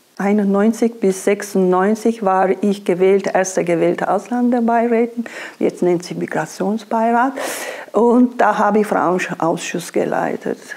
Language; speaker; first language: German; non-native, fluent; Turkish